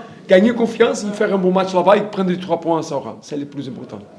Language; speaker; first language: French; non-native, learner; Portuguese